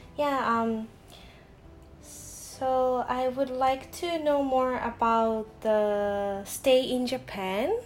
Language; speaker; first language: English; non-native, fluent; Japanese